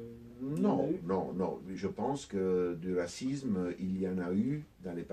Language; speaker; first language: French; non-native, fluent; Italian